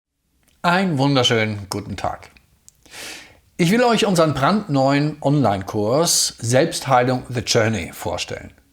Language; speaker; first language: German; native; German